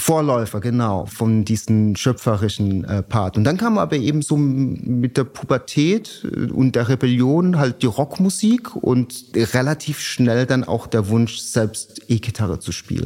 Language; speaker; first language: German; native; German